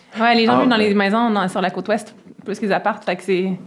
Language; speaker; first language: French; native; French